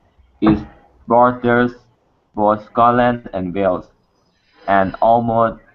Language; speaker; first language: English; non-native, learner; Thai